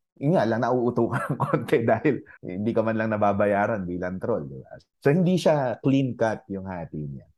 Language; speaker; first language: Filipino; native; Filipino